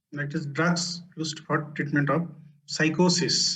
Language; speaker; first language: English; non-native, local second language; Bangla